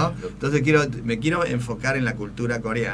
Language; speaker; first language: Spanish; native; Spanish